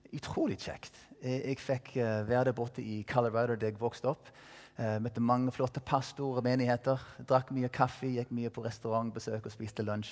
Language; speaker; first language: Norwegian; non-native, fluent; English